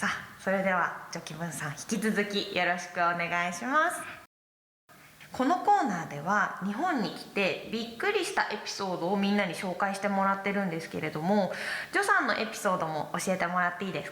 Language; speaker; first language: Japanese; native; Japanese